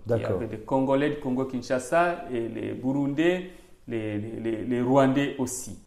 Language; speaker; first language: French; non-native, local second language; Swahili